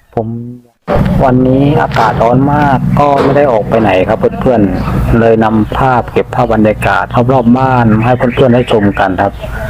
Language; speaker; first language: Thai; native; Thai